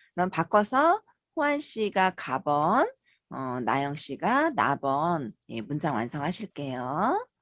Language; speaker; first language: Korean; native; Korean